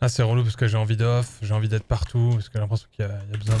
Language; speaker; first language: French; native; French